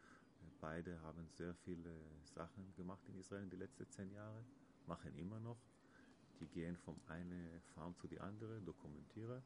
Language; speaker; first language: German; non-native, learner; Hebrew